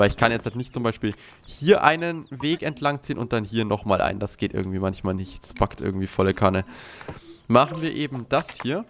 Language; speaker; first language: German; native; German